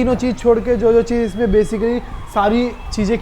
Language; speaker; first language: Hindi; native; Hindi